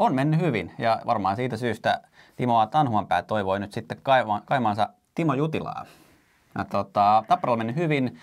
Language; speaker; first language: Finnish; native; Finnish